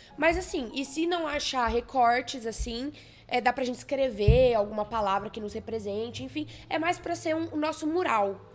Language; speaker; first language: Portuguese; native; Portuguese